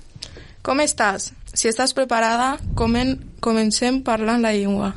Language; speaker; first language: Catalan; early bilingual, other home language; Romanian